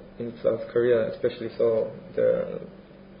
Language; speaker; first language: English; non-native, fluent; Korean